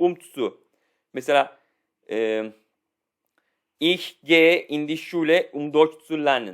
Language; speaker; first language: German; non-native, fluent; Turkish